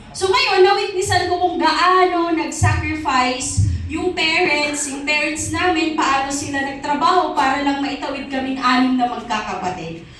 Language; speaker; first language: Filipino; non-native, local second language; Masbatenyo